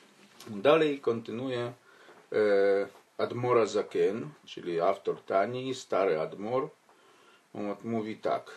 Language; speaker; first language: Polish; non-native, fluent; Ukrainian